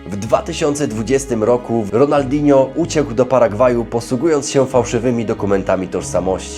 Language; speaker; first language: Polish; native; Polish